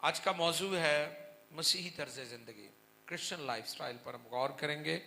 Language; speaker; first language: Hindi; non-native, local second language; Punjabi